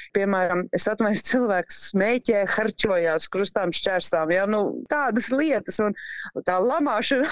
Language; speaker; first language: Latvian; native; Latvian